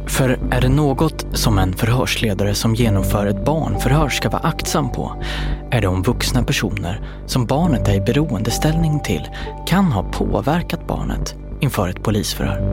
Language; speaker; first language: Swedish; native; Swedish